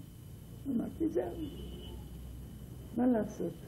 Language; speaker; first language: Hebrew; non-native, fluent; Ladino